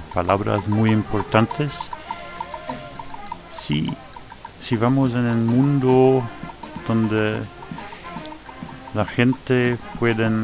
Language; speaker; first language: Spanish; non-native, fluent; French